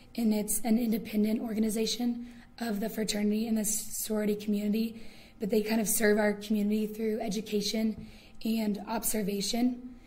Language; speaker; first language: English; native; English